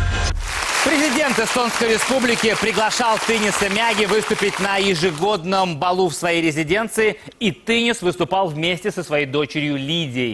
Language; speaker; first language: Russian; native; Russian